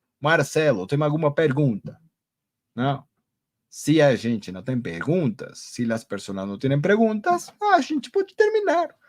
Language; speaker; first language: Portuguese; non-native, learner; Spanish